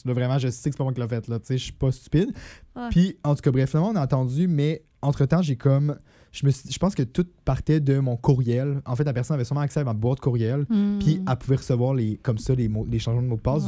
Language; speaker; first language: French; native; French